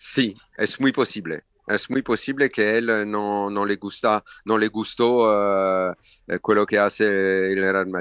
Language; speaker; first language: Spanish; non-native, learner; French